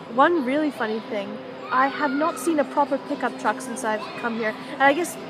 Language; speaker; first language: English; native; English